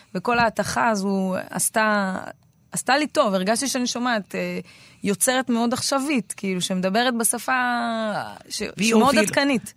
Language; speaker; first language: Hebrew; native; Hebrew